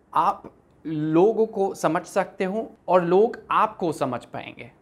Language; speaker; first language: Hindi; non-native, fluent; German